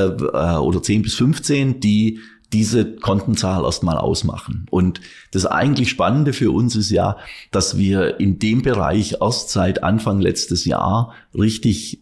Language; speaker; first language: German; native; German